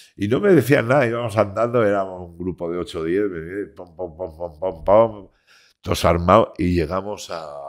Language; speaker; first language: Spanish; native; Spanish